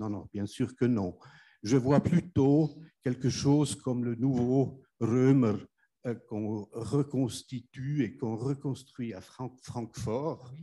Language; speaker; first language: French; non-native, fluent; German